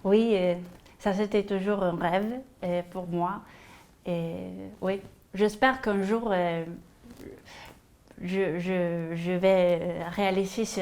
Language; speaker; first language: French; non-native, fluent; Swedish